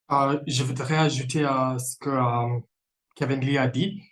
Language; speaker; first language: French; non-native, fluent; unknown